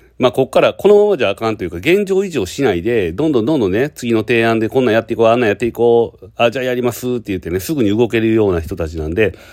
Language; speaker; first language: Japanese; native; Japanese